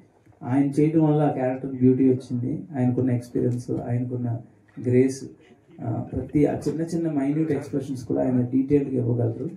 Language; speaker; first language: Telugu; native; Telugu